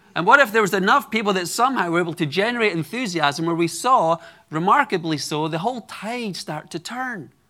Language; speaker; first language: English; native; English